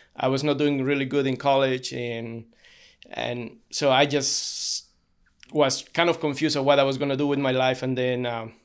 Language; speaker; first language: English; non-native, fluent; Spanish